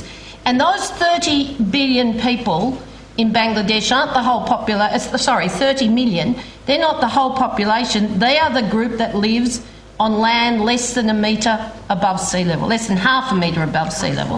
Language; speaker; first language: English; native; English